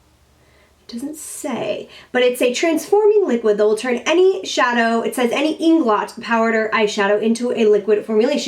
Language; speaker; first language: English; native; English